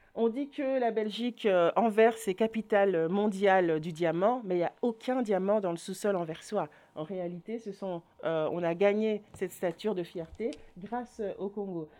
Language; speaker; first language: French; native; French